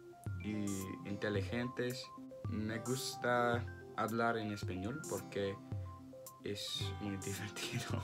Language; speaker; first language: Spanish; non-native, learner; English